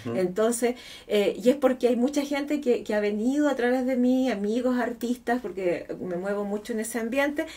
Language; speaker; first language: Spanish; native; Spanish